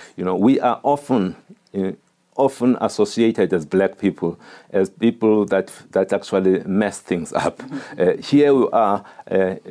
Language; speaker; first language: English; non-native, local second language; Xhosa